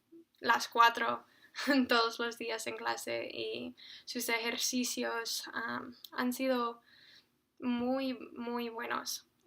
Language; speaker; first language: Spanish; non-native, fluent; English